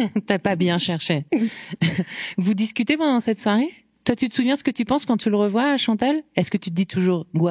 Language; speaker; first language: French; native; French